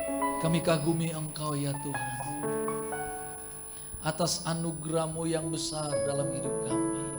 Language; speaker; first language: Indonesian; native; Indonesian